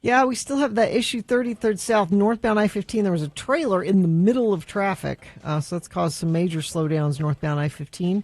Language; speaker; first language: English; native; English